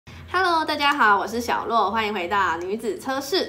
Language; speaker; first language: Chinese; native; Chinese